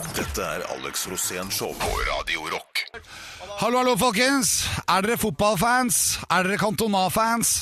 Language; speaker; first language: Norwegian; native; Norwegian